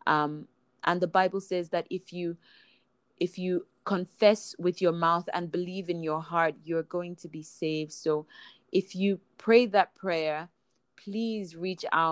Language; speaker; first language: English; non-native, local second language; Igbo